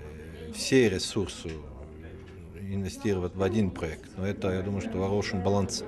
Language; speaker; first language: Russian; non-native, fluent; Estonian